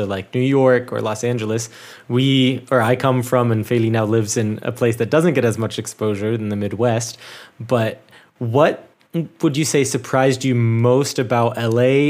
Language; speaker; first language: English; native; English